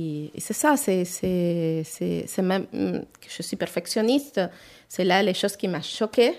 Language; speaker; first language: French; non-native, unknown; Spanish